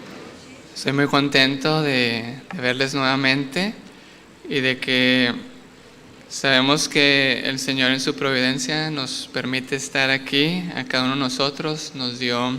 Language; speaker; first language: Spanish; native; Spanish